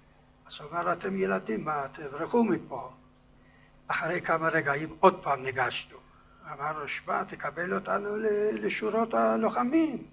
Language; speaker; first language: Hebrew; non-native, fluent; Yiddish